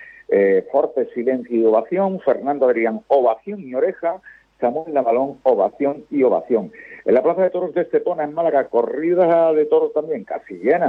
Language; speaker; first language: Spanish; native; Spanish